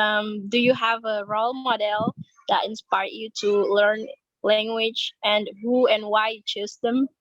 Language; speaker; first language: English; non-native, learner; Indonesian